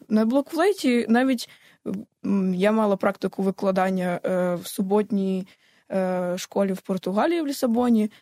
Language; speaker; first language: Ukrainian; native; Ukrainian